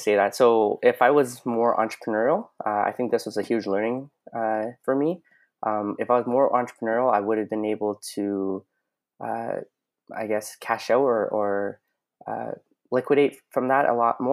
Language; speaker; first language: English; native; English